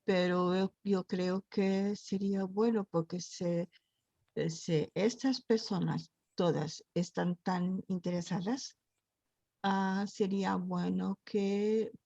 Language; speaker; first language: Spanish; non-native, learner; Portuguese